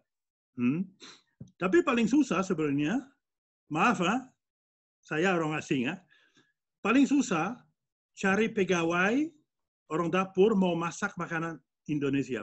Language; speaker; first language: Indonesian; non-native, fluent; French